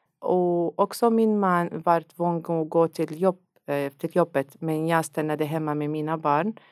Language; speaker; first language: Swedish; non-native, learner; Arabic